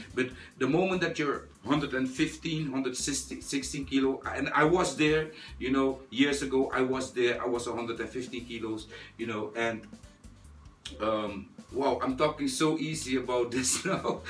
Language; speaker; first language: English; non-native, fluent; Dutch